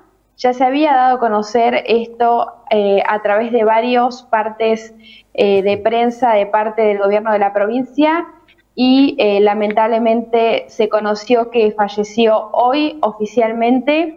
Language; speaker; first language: Spanish; native; Spanish